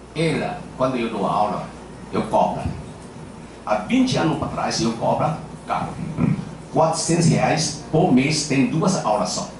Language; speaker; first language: Portuguese; non-native, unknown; Chinese